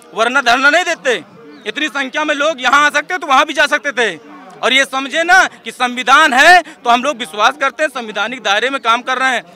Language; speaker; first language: Hindi; native; Hindi